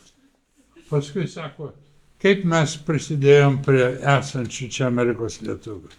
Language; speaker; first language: Lithuanian; native; Lithuanian